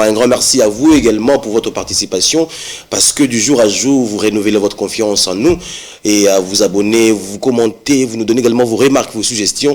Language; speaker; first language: French; non-native, local second language; Lingala